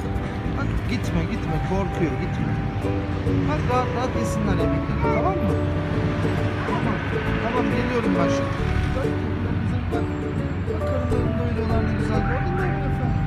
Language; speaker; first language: Turkish; native; Turkish